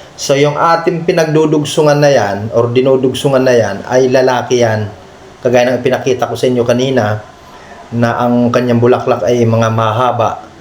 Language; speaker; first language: Filipino; native; Filipino